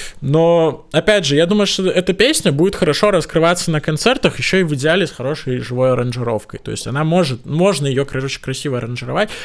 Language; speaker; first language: Russian; native; Russian